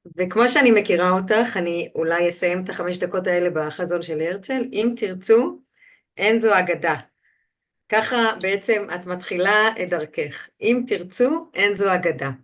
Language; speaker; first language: Hebrew; native; Hebrew